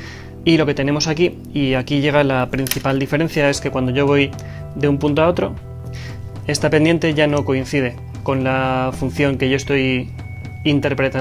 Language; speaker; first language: Spanish; native; Spanish